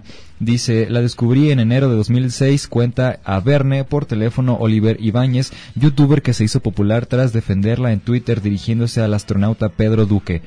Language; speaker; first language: Spanish; native; Spanish